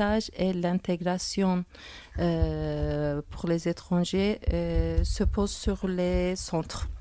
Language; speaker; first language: French; non-native, fluent; Turkish